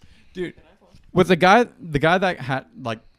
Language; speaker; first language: English; native; English